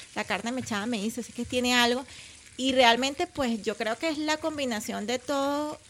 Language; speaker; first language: Spanish; native; Spanish